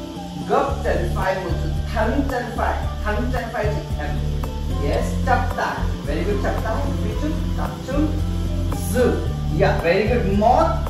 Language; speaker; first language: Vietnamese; non-native, learner; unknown